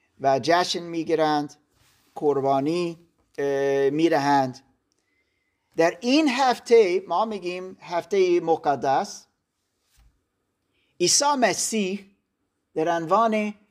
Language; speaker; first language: Persian; non-native, learner; German